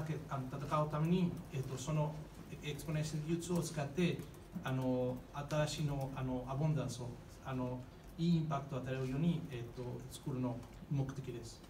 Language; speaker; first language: Japanese; non-native, fluent; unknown